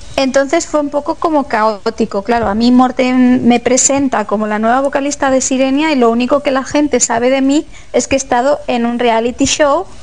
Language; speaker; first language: Spanish; native; Spanish